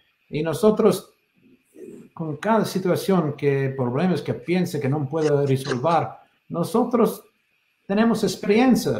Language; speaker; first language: Spanish; non-native, fluent; English